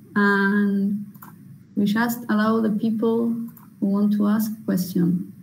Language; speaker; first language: English; non-native, fluent; Spanish